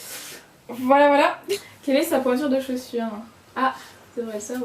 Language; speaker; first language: French; native; French